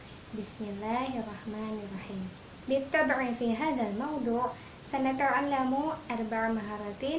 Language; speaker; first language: Arabic; non-native, learner; Indonesian